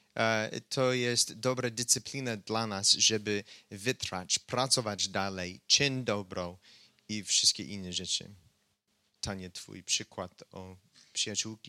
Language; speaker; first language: Polish; non-native, fluent; English